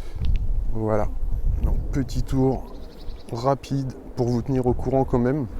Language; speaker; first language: French; native; French